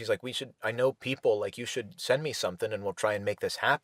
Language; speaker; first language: English; native; English